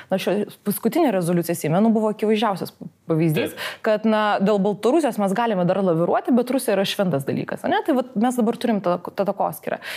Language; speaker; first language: Lithuanian; non-native, local second language; Polish